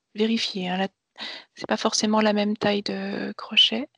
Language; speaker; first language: French; native; French